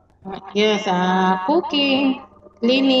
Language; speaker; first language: English; non-native, learner; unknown